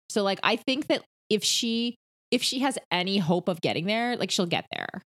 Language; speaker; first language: English; native; English